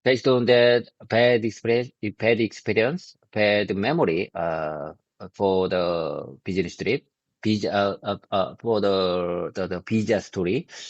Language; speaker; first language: English; non-native, learner; Korean